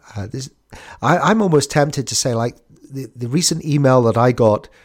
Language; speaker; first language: English; native; English